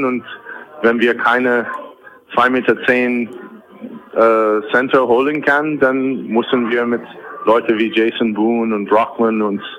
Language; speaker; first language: German; non-native, fluent; English